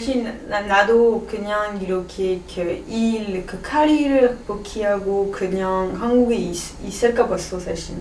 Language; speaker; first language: Korean; non-native, learner; French